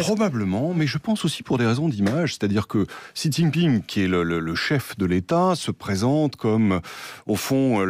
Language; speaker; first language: French; native; French